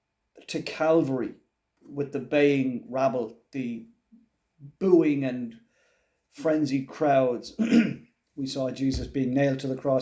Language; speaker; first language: English; native; English